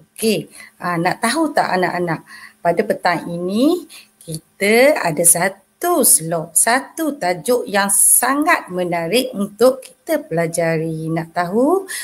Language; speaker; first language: Malay; native; Malay